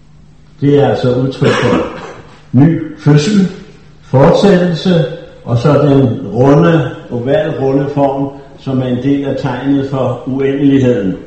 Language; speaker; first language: Danish; native; Danish